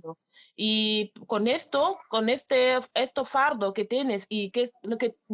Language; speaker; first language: Spanish; non-native, learner; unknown